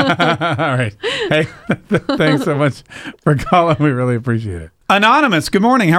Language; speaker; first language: English; native; English